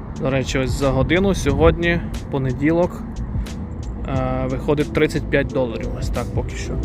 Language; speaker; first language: Ukrainian; native; Ukrainian